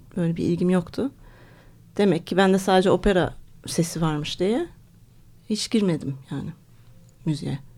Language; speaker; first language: Turkish; early bilingual, heritage; Turkish